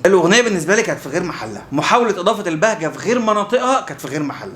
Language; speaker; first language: Arabic; native; Arabic